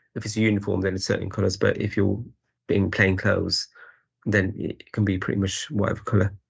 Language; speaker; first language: English; native; English